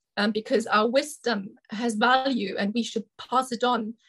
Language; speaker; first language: English; non-native, fluent; German